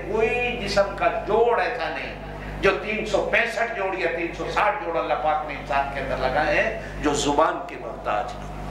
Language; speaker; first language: Urdu; non-native, local second language; Punjabi